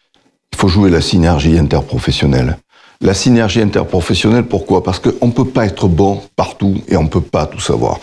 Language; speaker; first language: French; native; French